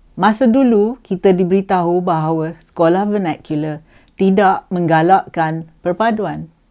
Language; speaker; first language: Malay; native; Malay